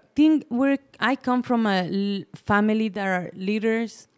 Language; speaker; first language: English; non-native, fluent; Spanish